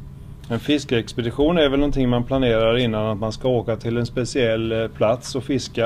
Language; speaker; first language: Swedish; native; Swedish